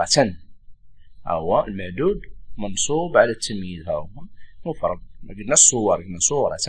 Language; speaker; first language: Arabic; native; Arabic